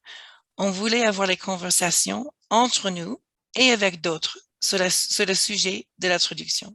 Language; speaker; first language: French; non-native, fluent; English